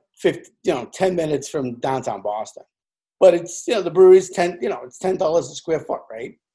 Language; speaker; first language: English; native; English